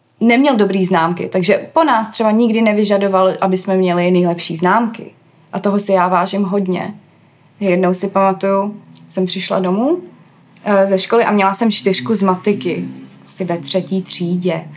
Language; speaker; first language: Czech; early bilingual, other home language; English